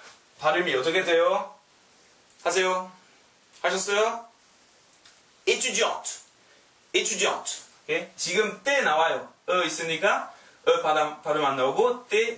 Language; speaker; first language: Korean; non-native, learner; French